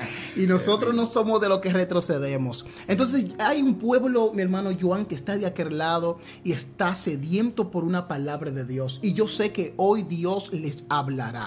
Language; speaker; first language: Spanish; native; Spanish